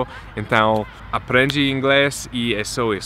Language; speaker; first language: Portuguese; non-native, fluent; English